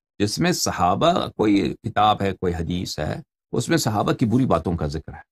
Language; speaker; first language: Urdu; non-native, fluent; Persian